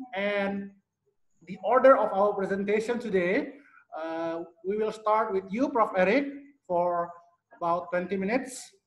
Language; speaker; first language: English; non-native, fluent; Indonesian